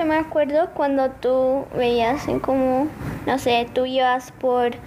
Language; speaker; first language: Spanish; early bilingual, heritage; Spanish